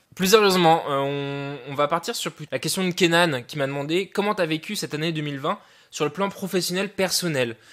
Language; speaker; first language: French; native; French